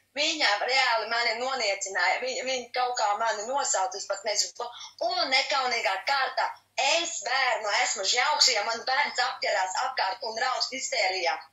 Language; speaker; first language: Latvian; native; Latvian